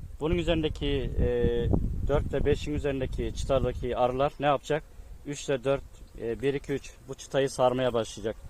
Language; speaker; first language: Turkish; native; Turkish